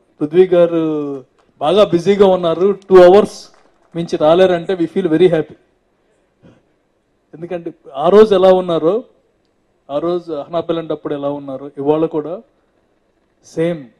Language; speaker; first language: Telugu; native; Telugu